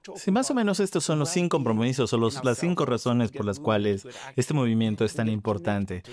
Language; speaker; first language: Spanish; non-native, fluent; Swedish